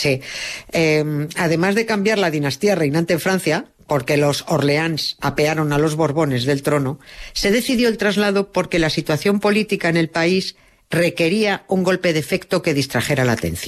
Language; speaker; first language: Spanish; native; Spanish